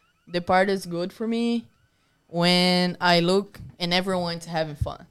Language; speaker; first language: English; non-native, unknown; Portuguese